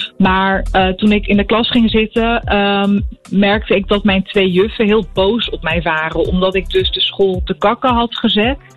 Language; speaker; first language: Dutch; early bilingual, other home language; Arabic